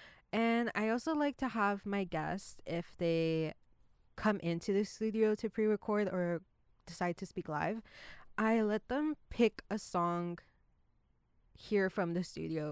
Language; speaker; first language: English; early bilingual, other home language; Spanish